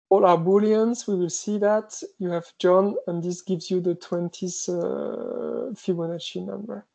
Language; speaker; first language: English; non-native, fluent; French